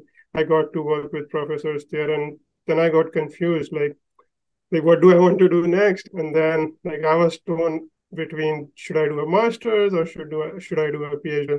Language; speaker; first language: English; non-native, local second language; Hindi